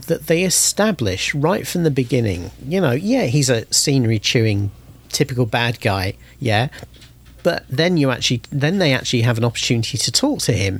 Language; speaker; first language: English; native; English